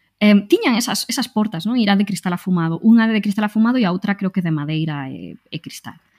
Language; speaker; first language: Galician; non-native, local second language; Spanish